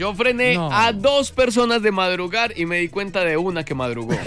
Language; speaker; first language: Spanish; native; Spanish